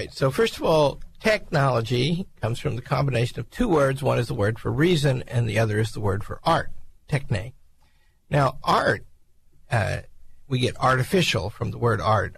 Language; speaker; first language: English; native; English